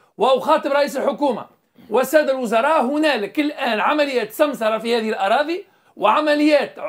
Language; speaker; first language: Arabic; native; Arabic